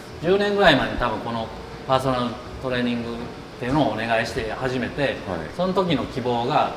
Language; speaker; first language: Japanese; native; Japanese